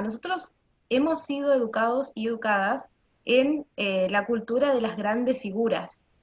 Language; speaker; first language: Spanish; native; Spanish